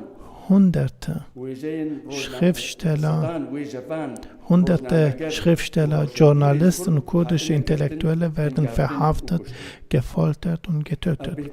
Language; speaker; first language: German; non-native, fluent; Kurdish